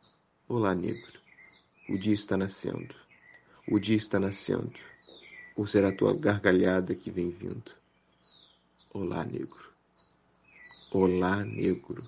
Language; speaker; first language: Portuguese; native; Portuguese